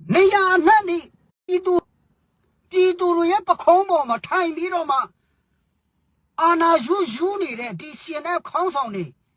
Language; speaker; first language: Burmese; native; Burmese